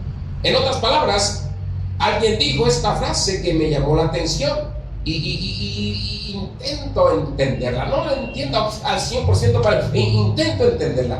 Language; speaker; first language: Spanish; native; Spanish